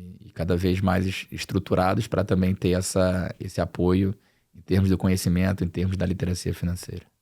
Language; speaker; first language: Portuguese; native; Portuguese